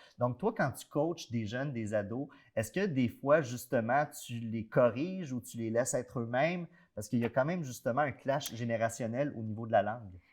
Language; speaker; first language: French; native; French